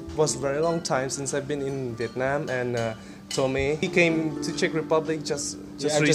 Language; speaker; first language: English; non-native, fluent; Vietnamese